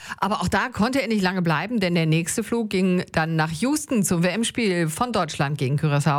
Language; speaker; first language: German; native; German